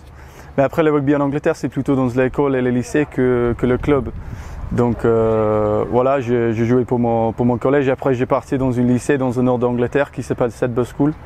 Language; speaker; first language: French; non-native, learner; English